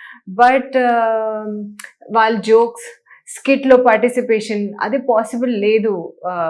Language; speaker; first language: Telugu; non-native, local second language; Hindi